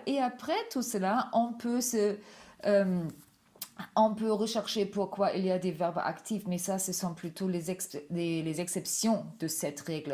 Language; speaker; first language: French; non-native, fluent; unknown